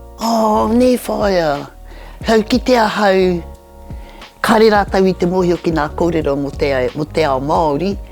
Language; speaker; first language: Māori; native; Māori